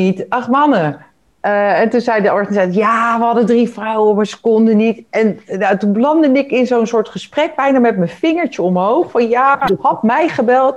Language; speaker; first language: Dutch; native; Dutch